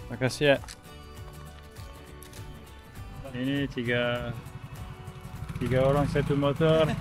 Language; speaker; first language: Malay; non-native, learner; French